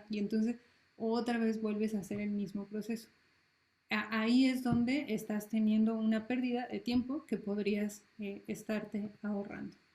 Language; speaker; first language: Spanish; native; Spanish